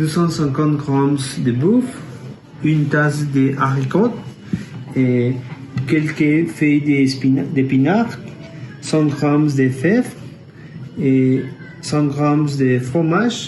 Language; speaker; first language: French; non-native, learner; Spanish